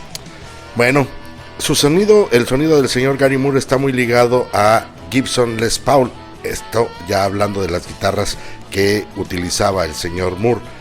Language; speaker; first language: Spanish; native; Spanish